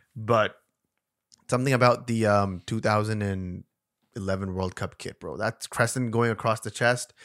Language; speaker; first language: English; non-native, local second language; Urdu